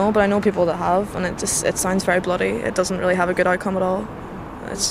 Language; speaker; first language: English; native; English